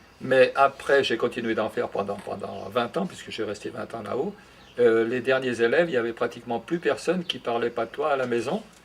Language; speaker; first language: French; native; French